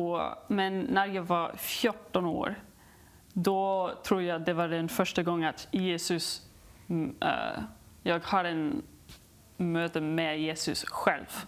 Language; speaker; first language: Swedish; non-native, learner; English